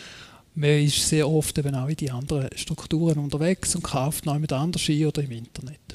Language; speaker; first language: German; native; German